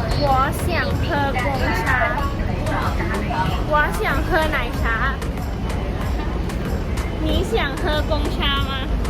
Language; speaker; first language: Chinese; non-native, learner; Thai